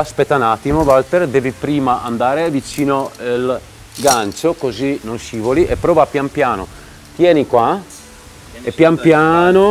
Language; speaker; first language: Italian; non-native, fluent; Czech